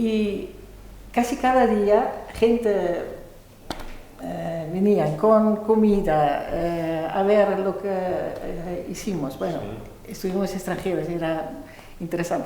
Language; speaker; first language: Spanish; non-native, fluent; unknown